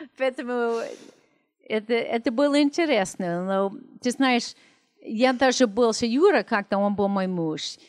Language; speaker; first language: Russian; non-native, learner; English